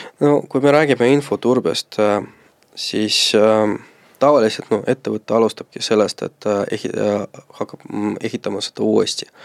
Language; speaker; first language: Estonian; non-native, local second language; Russian